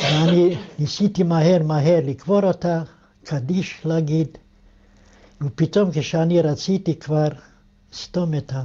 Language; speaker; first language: Hebrew; non-native, fluent; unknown